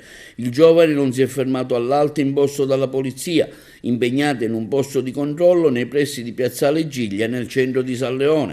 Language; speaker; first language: Italian; native; Italian